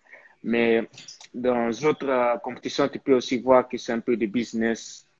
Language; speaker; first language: French; early bilingual, heritage; French